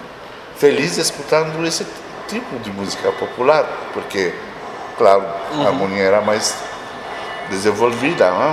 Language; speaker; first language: Portuguese; non-native, fluent; Romanian